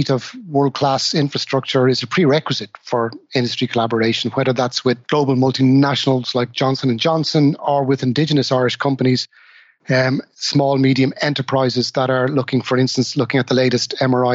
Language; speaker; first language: English; native; English